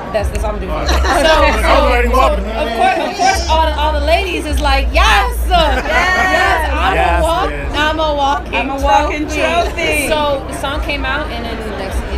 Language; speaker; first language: English; native; English